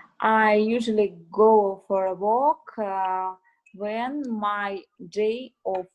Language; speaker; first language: English; non-native, learner; Russian